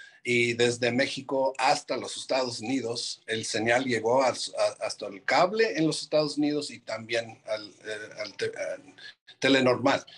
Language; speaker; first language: Spanish; non-native, fluent; English